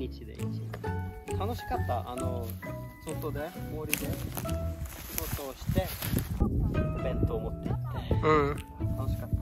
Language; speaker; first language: Japanese; non-native, fluent; Swedish